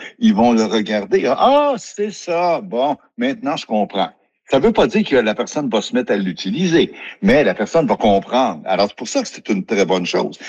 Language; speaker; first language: French; native; French